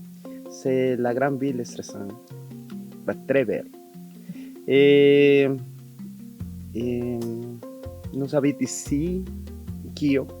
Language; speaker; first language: French; non-native, learner; Spanish